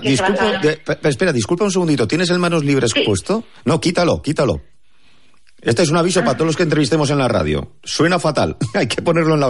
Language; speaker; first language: Spanish; native; Spanish